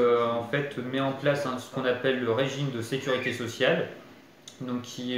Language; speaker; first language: French; native; French